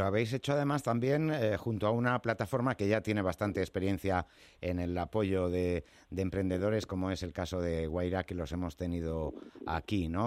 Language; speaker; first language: Spanish; native; Spanish